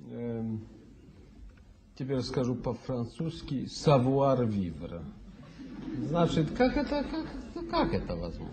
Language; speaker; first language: Russian; non-native, fluent; Polish